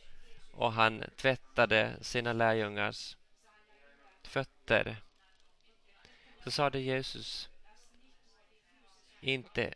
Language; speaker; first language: Swedish; non-native, local second language; Finnish